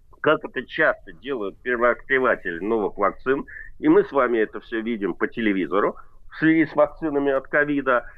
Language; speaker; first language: Russian; native; Russian